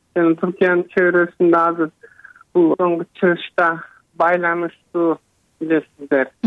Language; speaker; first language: Kyrgyz; early bilingual, heritage; Kyrgyz